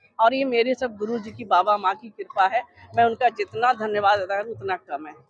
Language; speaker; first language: Hindi; native; Hindi